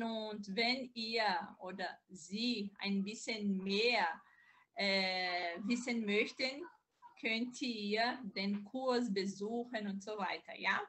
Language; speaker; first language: German; non-native, learner; Portuguese